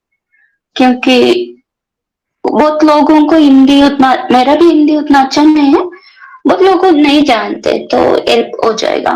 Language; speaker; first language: Hindi; non-native, local second language; Kannada